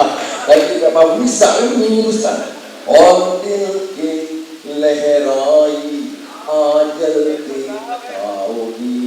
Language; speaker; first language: Malay; native; Malay